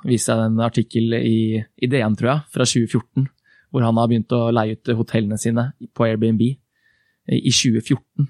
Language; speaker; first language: Norwegian; native; Norwegian